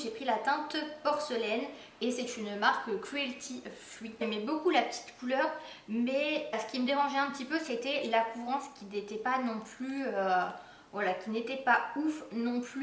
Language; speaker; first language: French; native; French